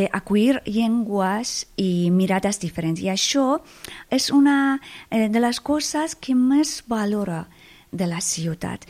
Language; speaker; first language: Catalan; non-native, fluent; Persian